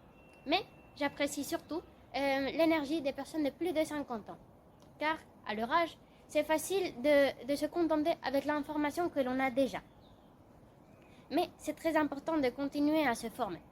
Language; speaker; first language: French; non-native, fluent; Spanish